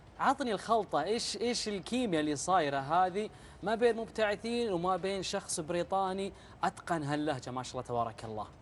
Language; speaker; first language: Arabic; native; Arabic